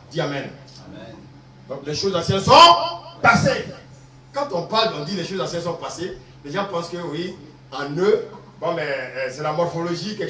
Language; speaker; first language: French; native; French